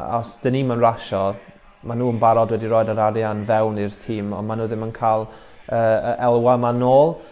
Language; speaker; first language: Welsh; native; Welsh